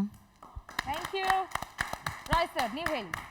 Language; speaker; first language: Kannada; native; Kannada